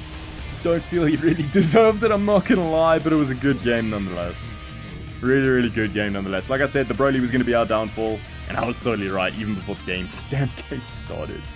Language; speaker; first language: English; native; English